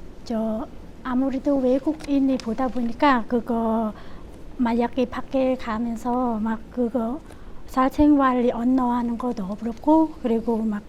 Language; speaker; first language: Korean; non-native, learner; Khmer